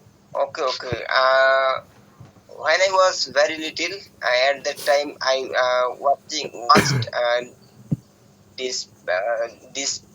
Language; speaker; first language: English; non-native, learner; Bangla